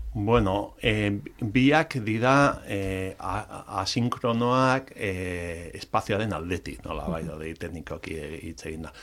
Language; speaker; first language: Basque; non-native, local second language; Spanish